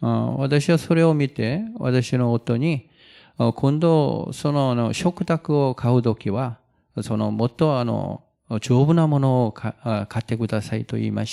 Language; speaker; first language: Japanese; non-native, fluent; Korean